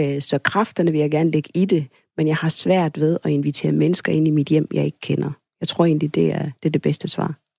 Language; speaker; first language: Danish; early bilingual, other home language; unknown